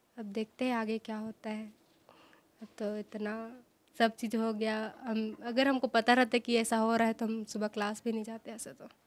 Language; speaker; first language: Hindi; native; Hindi